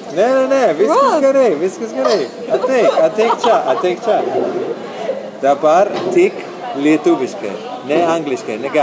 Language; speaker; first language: Lithuanian; non-native, learner; Italian